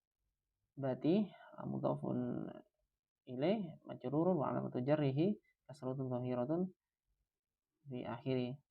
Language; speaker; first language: Arabic; non-native, fluent; Indonesian